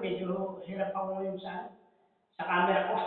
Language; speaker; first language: Filipino; native; Filipino